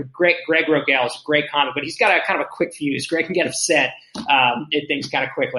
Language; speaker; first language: English; native; English